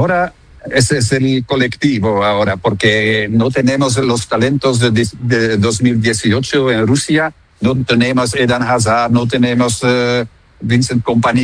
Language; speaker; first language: Spanish; non-native, fluent; Dutch